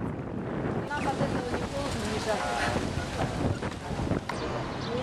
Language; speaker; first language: Russian; native; Russian